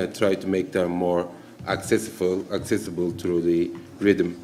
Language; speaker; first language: English; non-native, fluent; Turkish